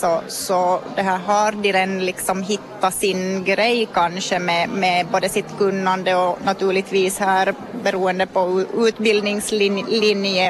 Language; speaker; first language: Swedish; native; Swedish